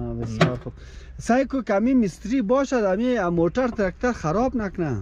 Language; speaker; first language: Persian; native; Persian